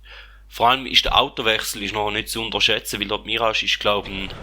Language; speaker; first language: German; native; German